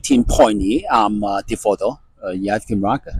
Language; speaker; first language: Welsh; non-native, learner; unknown